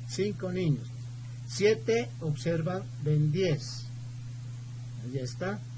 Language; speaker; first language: Spanish; native; Spanish